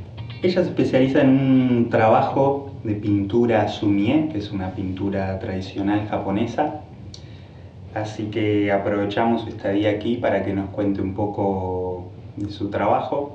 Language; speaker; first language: Spanish; native; Spanish